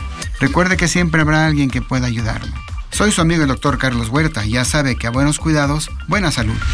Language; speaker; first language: Spanish; native; Spanish